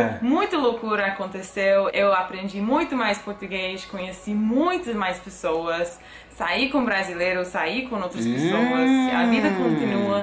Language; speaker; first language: Portuguese; non-native, fluent; English